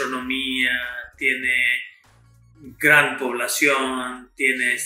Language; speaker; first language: Spanish; non-native, fluent; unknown